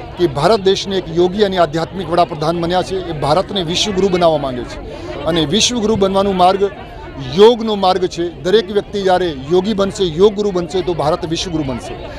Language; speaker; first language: Gujarati; non-native, local second language; Hindi